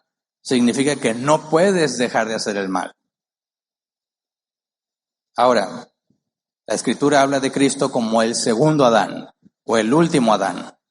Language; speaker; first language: Spanish; native; Spanish